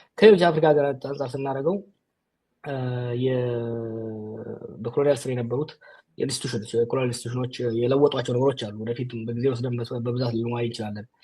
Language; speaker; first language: Amharic; non-native, local second language; Oromo